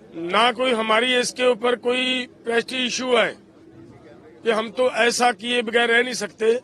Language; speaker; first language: Hindi; non-native, local second language; Punjabi